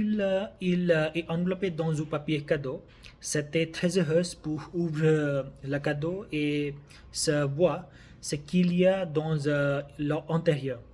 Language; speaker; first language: French; non-native, learner; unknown